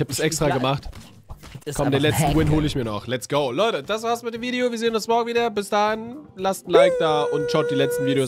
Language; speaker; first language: German; native; German